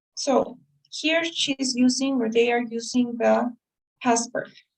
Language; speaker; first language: English; non-native, fluent; Spanish